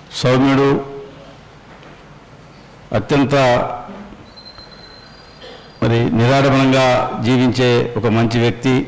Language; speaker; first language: Telugu; native; Telugu